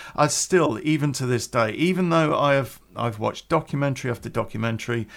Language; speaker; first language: English; native; English